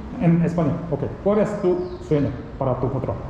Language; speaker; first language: Spanish; non-native, learner; Korean